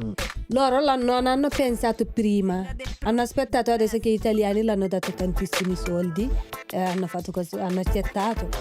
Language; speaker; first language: Italian; non-native, fluent; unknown